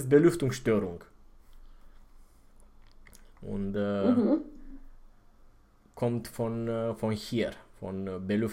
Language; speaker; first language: German; non-native, fluent; Romanian